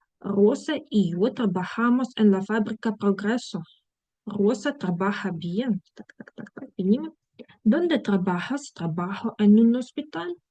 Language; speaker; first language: Spanish; non-native, fluent; Ukrainian